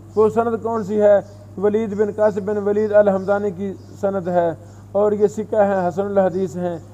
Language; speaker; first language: Urdu; non-native, local second language; Punjabi